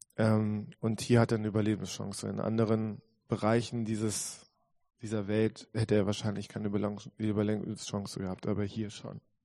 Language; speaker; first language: German; native; German